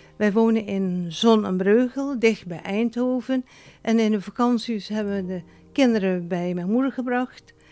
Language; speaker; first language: Dutch; native; Dutch